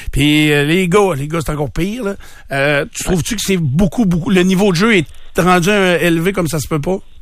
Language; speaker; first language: French; native; French